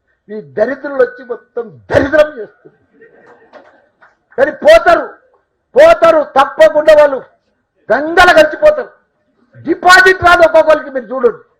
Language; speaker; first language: Telugu; native; Telugu